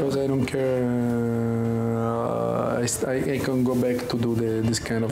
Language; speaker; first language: English; non-native, learner; Italian